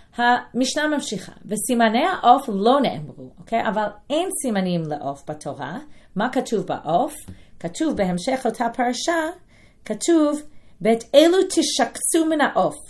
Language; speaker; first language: Hebrew; non-native, fluent; English